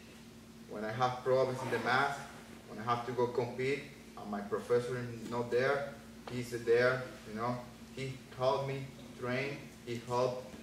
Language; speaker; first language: English; non-native, learner; Spanish